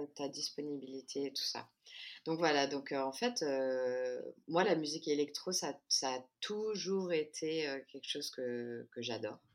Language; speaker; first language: French; native; French